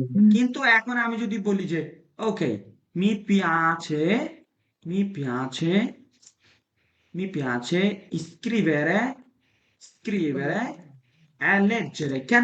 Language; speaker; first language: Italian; non-native, fluent; Bangla